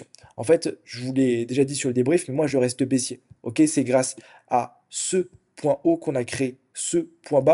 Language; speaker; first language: French; native; French